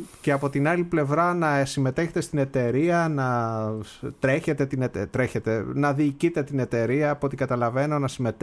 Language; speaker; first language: Greek; native; Greek